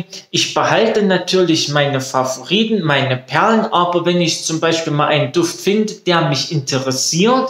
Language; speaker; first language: German; native; German